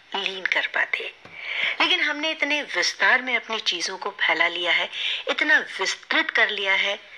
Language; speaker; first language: Hindi; native; Hindi